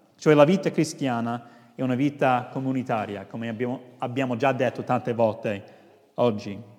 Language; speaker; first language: Italian; non-native, fluent; English